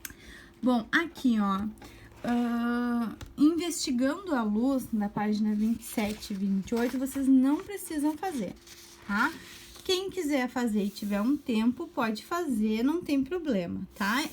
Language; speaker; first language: Portuguese; native; Portuguese